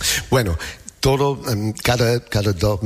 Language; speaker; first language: Spanish; non-native, learner; English